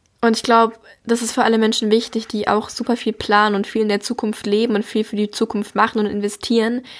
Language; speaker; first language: German; native; German